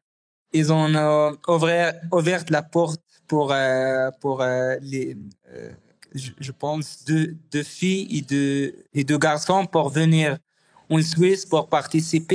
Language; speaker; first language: French; non-native, learner; Arabic